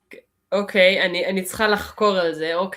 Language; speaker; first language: Hebrew; early bilingual, other home language; Russian